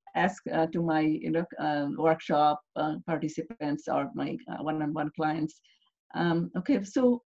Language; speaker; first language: English; non-native, local second language; Bangla